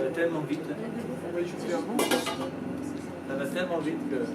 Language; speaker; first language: French; native; French